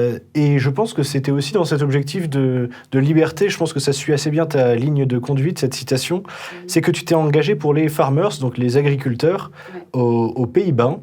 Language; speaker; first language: French; native; French